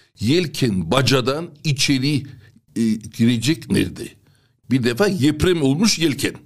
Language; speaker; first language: Turkish; non-native, local second language; Armenian